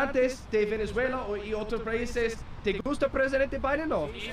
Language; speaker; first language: Spanish; non-native, learner; English